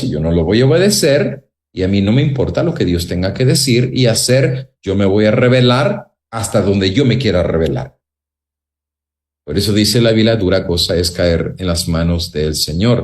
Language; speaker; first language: Spanish; native; Spanish